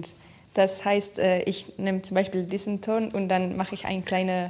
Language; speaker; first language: German; non-native, fluent; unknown